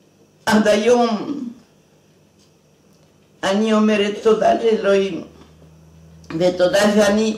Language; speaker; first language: Hebrew; non-native, fluent; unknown